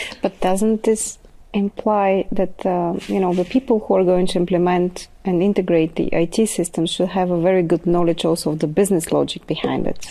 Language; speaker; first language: English; non-native, fluent; Bulgarian